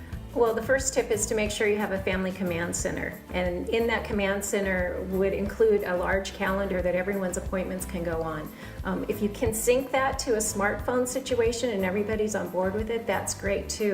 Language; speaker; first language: English; native; English